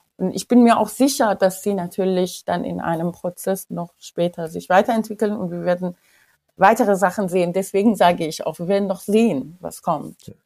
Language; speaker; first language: German; non-native, fluent; Persian